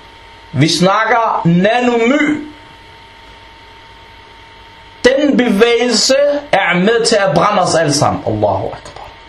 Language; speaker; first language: Danish; non-native, fluent; Arabic